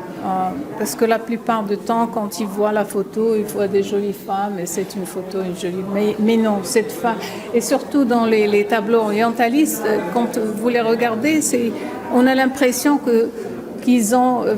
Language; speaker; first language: French; non-native, local second language; Arabic